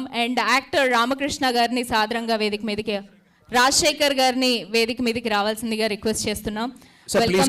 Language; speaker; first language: Telugu; native; Telugu